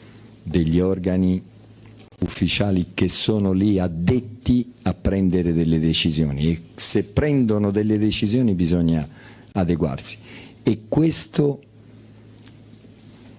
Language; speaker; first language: Italian; native; Italian